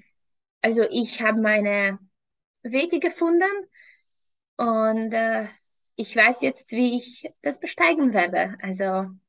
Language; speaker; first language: German; non-native, fluent; Hungarian